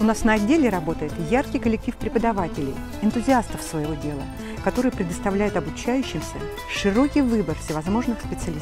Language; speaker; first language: Russian; native; Russian